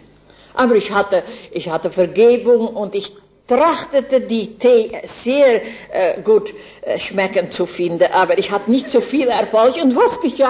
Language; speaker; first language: German; non-native, fluent; Dutch